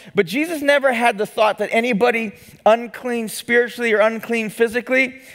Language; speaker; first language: English; native; English